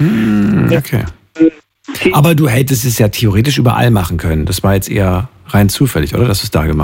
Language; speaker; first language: German; native; German